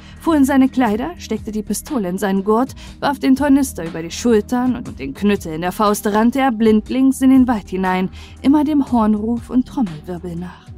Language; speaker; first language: German; native; German